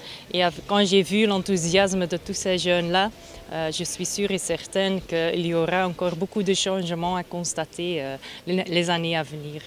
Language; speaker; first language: French; non-native, local second language; Dutch